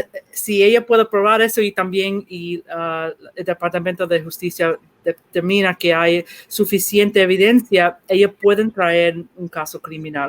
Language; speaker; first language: Spanish; early bilingual, heritage; Spanish